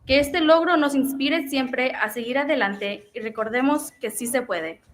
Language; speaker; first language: Spanish; early bilingual, heritage; Spanish